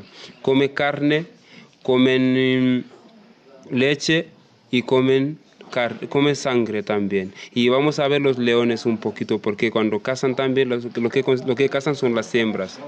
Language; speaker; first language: Spanish; non-native, learner; Masai